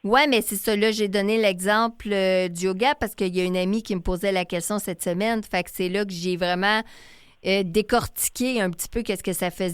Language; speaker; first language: French; native; French